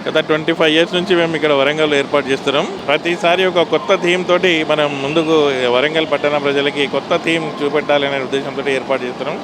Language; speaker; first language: Telugu; native; Telugu